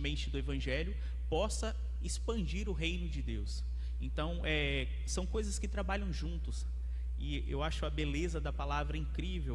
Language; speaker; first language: Portuguese; native; Portuguese